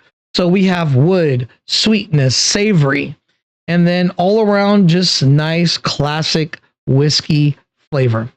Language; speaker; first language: English; native; English